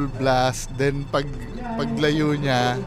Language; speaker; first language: Filipino; native; Filipino